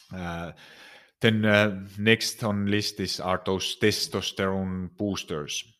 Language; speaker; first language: English; non-native, fluent; Finnish